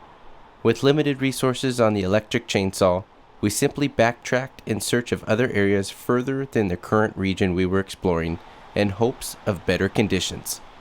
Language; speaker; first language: English; native; English